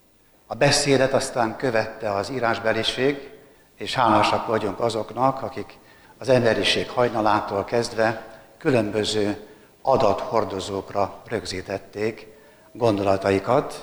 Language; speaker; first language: Hungarian; native; Hungarian